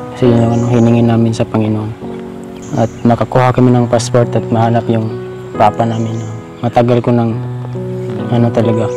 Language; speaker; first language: Filipino; non-native, local second language; Cebuano